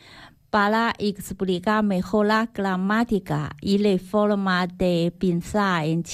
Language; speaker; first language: Spanish; non-native, learner; Chinese